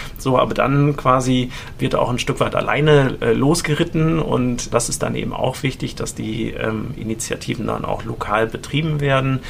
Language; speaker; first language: German; native; German